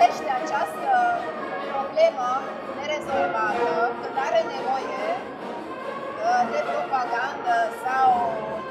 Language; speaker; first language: Romanian; non-native, local second language; Hungarian